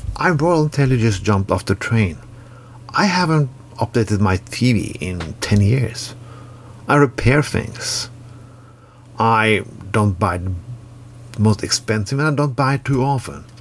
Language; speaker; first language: English; non-native, fluent; Norwegian